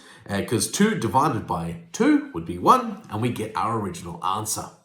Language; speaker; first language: English; native; English